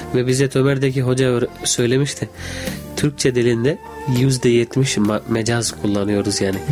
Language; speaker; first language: Turkish; non-native, fluent; Urdu